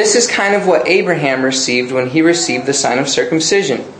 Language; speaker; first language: English; native; English